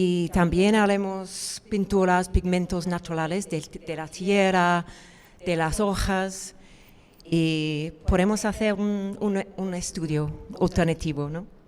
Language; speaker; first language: Spanish; non-native, fluent; English